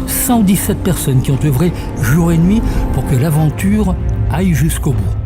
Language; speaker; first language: French; native; French